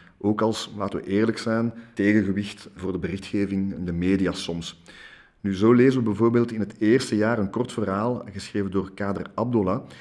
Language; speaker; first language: Dutch; non-native, local second language; French